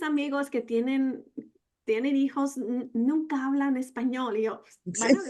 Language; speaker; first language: Spanish; non-native, fluent; English